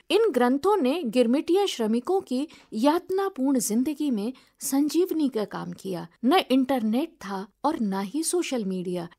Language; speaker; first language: Hindi; native; Hindi